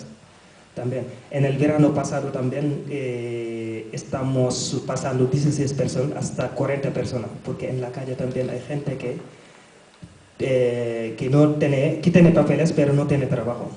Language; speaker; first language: Spanish; non-native, learner; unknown